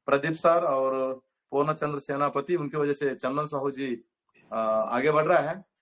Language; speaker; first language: Hindi; non-native, local second language; Telugu